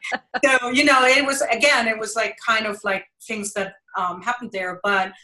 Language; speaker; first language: English; non-native, fluent; German